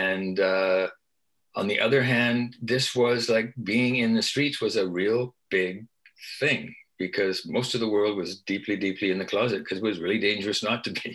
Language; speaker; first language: English; native; English